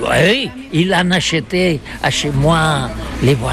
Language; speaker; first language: French; non-native, learner; Catalan